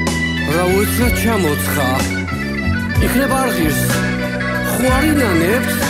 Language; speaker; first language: Georgian; native; Georgian